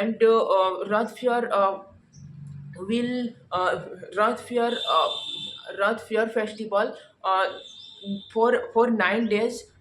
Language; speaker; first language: English; non-native, learner; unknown